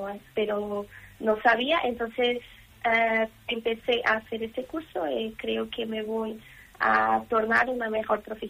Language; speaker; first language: Spanish; non-native, learner; Portuguese